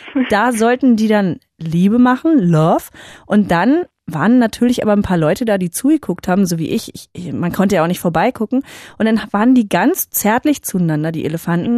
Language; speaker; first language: German; native; German